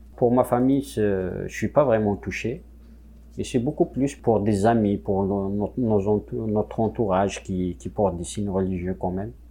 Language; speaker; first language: French; non-native, local second language; Kabyle